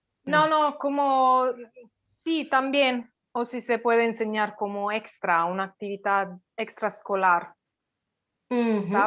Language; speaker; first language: Spanish; non-native, fluent; Italian